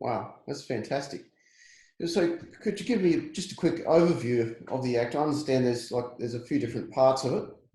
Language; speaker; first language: English; native; English